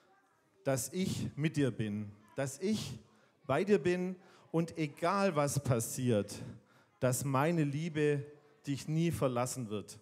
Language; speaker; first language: German; native; German